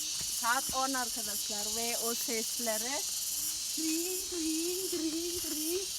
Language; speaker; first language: Turkish; non-native, learner; Indonesian